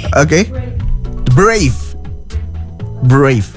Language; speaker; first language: English; non-native, learner; Indonesian